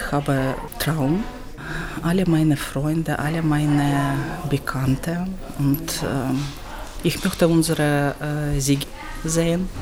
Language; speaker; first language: German; non-native, learner; Ukrainian